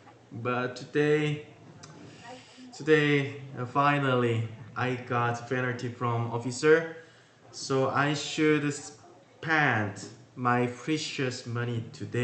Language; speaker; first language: English; non-native, learner; Korean